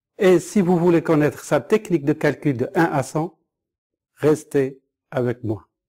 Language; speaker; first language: French; non-native, local second language; Arabic